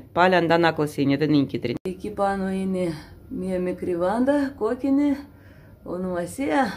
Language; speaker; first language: Greek; non-native, fluent; Russian